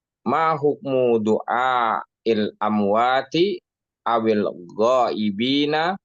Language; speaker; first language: Arabic; non-native, learner; Indonesian